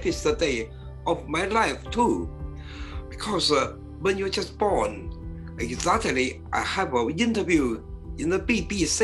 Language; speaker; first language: English; non-native, learner; Chinese